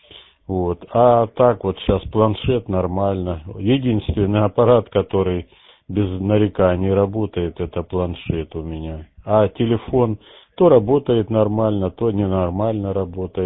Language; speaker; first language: Russian; native; Russian